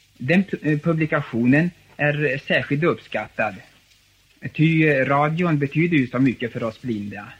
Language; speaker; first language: Swedish; native; Swedish